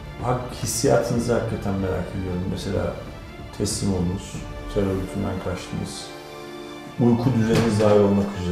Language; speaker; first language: Turkish; native; Turkish